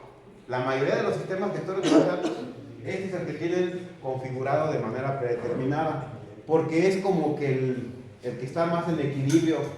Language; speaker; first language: Spanish; native; Spanish